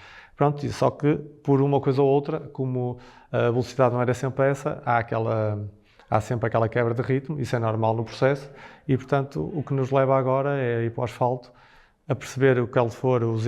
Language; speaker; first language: Portuguese; native; Portuguese